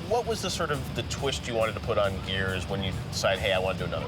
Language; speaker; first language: English; native; English